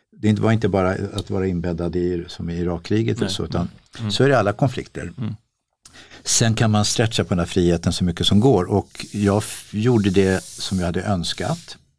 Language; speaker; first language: Swedish; native; Swedish